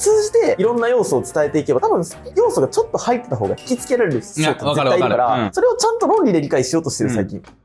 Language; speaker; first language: Japanese; native; Japanese